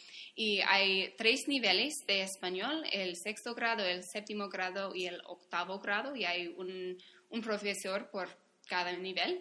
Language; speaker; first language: Spanish; non-native, fluent; English